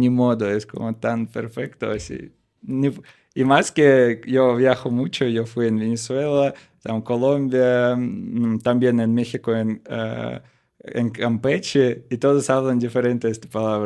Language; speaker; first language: Spanish; non-native, learner; Russian